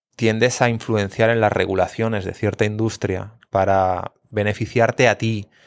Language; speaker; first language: Spanish; native; Spanish